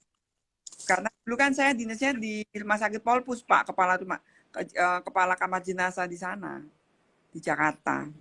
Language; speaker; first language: Indonesian; native; Indonesian